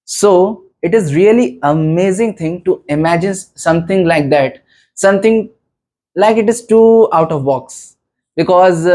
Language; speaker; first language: English; non-native, local second language; Hindi